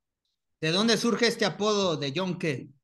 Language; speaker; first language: Spanish; native; Spanish